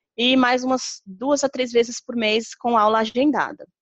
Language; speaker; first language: Portuguese; native; Portuguese